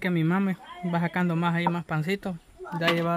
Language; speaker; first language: Spanish; native; Spanish